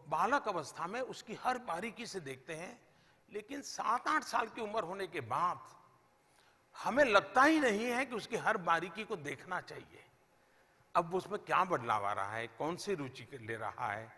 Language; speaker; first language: Hindi; native; Hindi